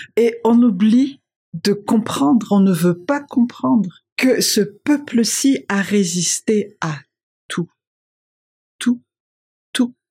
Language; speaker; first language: French; non-native, local second language; Malagasy